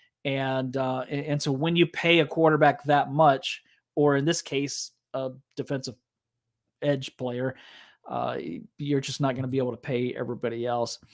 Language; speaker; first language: English; native; English